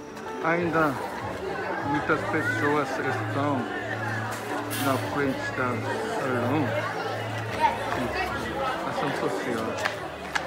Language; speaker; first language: Portuguese; non-native, learner; Korean